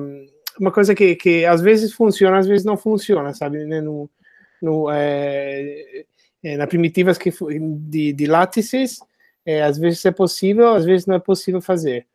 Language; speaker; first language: Portuguese; non-native, fluent; Italian